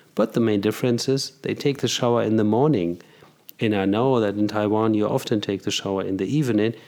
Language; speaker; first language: English; non-native, fluent; German